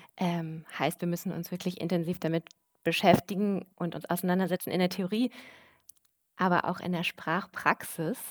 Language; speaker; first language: German; native; German